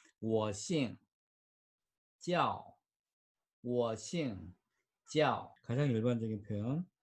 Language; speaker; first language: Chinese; non-native, fluent; Korean